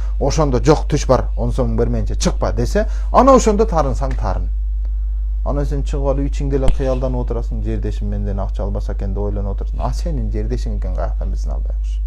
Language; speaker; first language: Kyrgyz; early bilingual, heritage; Kyrgyz